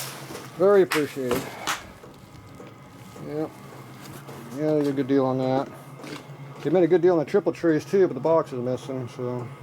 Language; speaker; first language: English; native; English